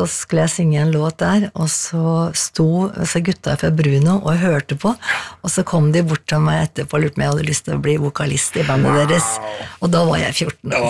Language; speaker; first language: Norwegian; native; Norwegian